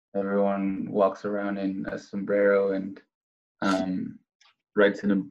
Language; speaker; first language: English; non-native, fluent; Spanish